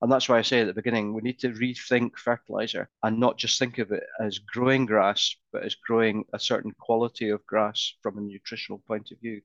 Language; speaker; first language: English; native; English